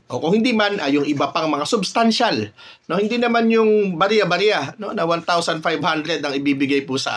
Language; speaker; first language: Filipino; native; Filipino